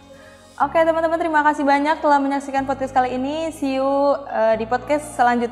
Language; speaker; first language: Indonesian; native; Indonesian